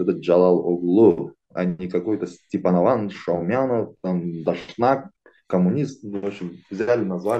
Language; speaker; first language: Russian; non-native, local second language; Azerbaijani